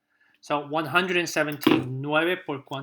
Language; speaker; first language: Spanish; non-native, fluent; English